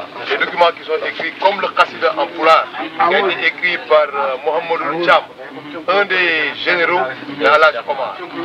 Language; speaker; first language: French; non-native, local second language; Wolof